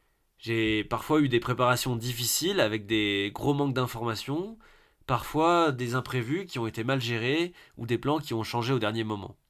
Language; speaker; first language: French; native; French